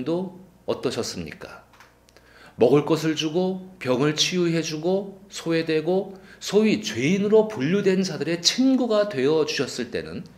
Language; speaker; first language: Korean; native; Korean